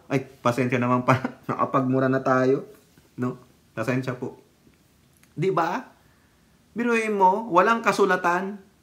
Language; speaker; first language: Filipino; native; Filipino